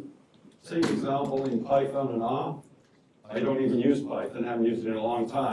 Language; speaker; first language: English; native; English